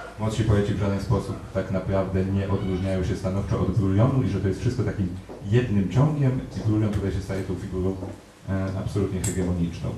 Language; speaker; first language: Polish; native; Polish